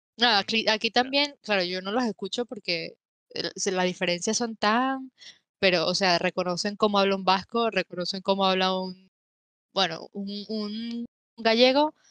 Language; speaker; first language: Spanish; native; Spanish